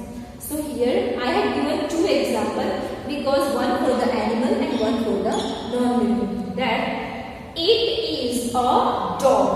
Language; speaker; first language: English; non-native, local second language; Hindi